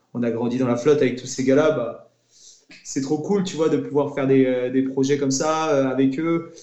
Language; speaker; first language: French; native; French